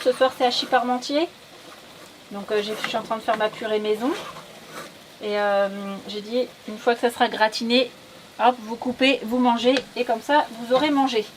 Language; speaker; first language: French; native; French